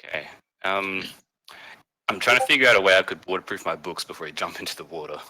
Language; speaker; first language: English; native; English